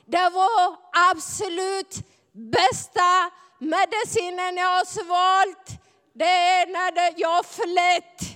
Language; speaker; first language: Swedish; non-native, fluent; Amharic